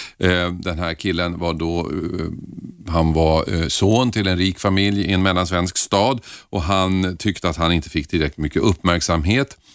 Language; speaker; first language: Swedish; native; Swedish